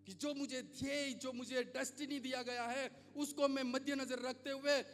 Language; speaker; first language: Hindi; non-native, local second language; Gujarati